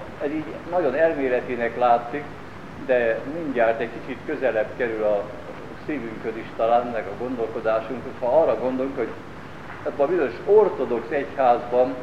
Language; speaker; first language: Hungarian; native; Hungarian